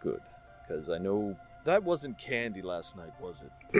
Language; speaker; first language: English; native; English